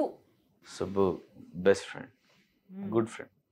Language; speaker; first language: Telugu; non-native, local second language; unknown